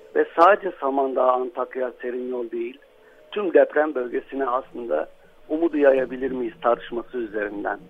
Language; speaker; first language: Turkish; non-native, local second language; Arabic